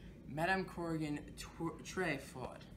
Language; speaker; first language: French; non-native, learner; English